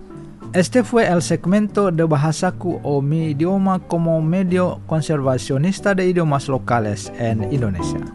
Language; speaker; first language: Spanish; non-native, fluent; Indonesian